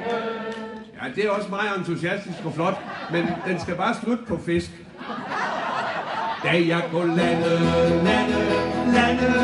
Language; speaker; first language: Danish; native; Danish